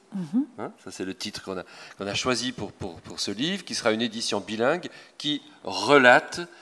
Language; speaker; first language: French; native; French